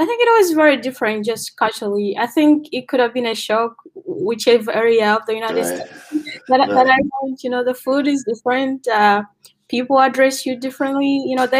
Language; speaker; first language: English; non-native, local second language; Nyanja